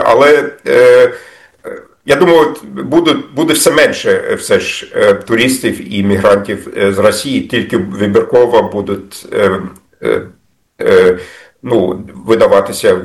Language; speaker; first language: Ukrainian; non-native, fluent; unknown